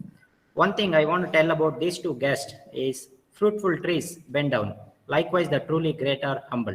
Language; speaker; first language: English; non-native, local second language; Kannada